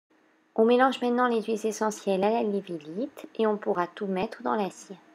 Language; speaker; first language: French; native; French